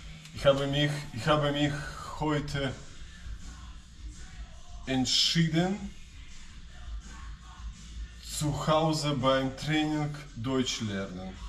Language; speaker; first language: German; non-native, learner; Russian